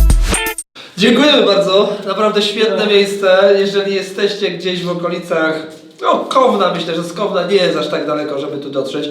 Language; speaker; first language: Polish; native; Polish